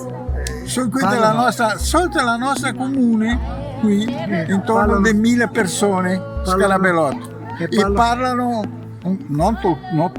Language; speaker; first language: Italian; early bilingual, heritage; Portuguese